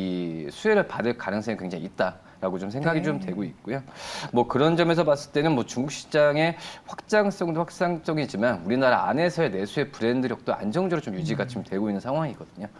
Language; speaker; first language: Korean; native; Korean